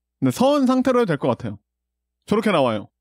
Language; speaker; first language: Korean; native; Korean